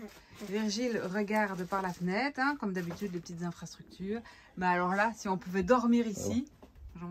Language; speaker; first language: French; native; French